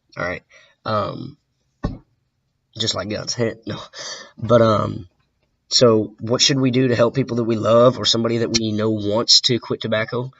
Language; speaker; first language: English; native; English